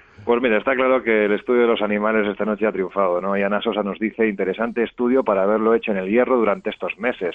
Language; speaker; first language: Spanish; native; Spanish